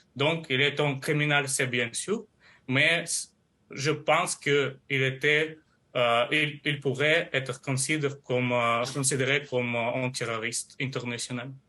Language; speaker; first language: French; non-native, learner; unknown